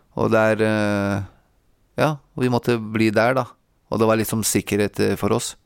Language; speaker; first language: Norwegian; early bilingual, other home language; Kurdish